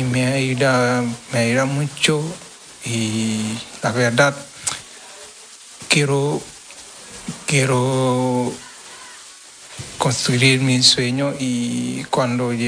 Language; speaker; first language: Spanish; non-native, learner; Wolof